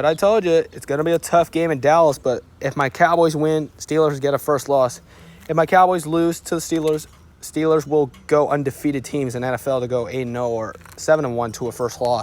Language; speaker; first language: English; native; English